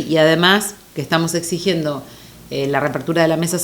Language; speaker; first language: Spanish; native; Spanish